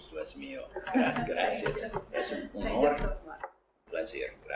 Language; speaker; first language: Spanish; non-native, learner; English